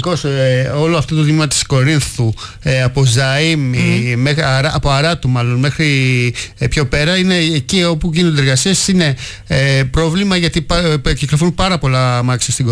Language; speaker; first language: Greek; native; Greek